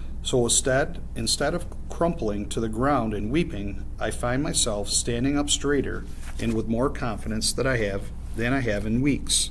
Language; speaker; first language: English; native; English